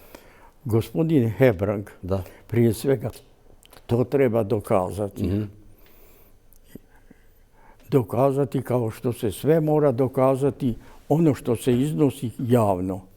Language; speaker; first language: Croatian; native; Croatian